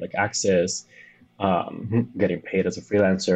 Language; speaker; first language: English; non-native, fluent; Spanish